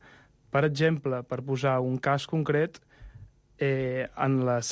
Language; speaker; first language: Catalan; native; Catalan